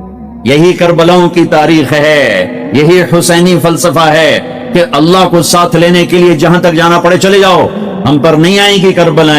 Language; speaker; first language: Hindi; non-native, local second language; Punjabi